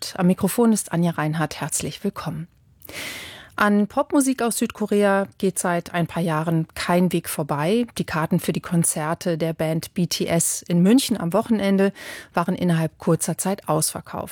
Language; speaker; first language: German; native; German